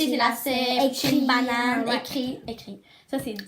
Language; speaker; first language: French; native; French